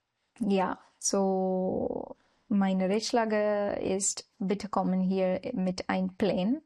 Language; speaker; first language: German; non-native, learner; Marathi